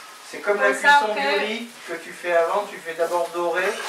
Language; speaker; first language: French; native; French